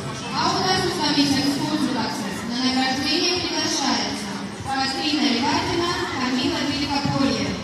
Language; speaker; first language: Russian; native; Russian